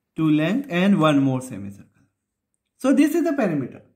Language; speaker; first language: English; non-native, local second language; Hindi